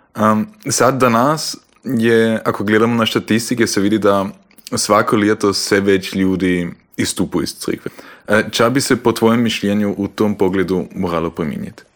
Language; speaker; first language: Croatian; native; Croatian